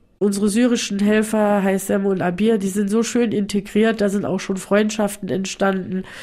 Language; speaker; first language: German; native; German